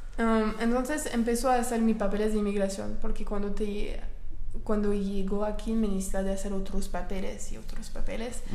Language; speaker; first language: Spanish; non-native, learner; French